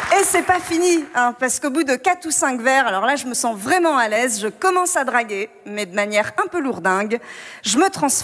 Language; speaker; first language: French; native; French